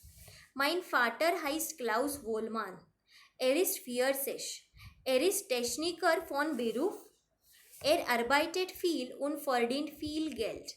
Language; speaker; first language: German; non-native, fluent; Marathi